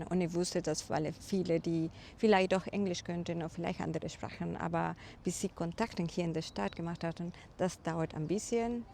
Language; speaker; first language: German; non-native, fluent; Spanish